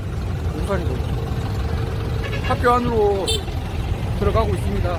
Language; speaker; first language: Korean; native; Korean